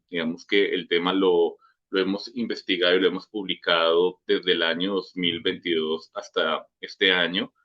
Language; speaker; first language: Spanish; native; Spanish